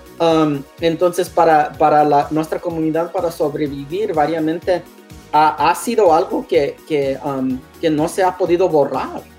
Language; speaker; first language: Spanish; non-native, learner; English